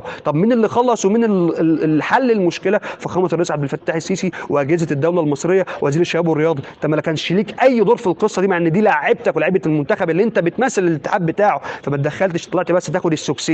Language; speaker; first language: Arabic; native; Arabic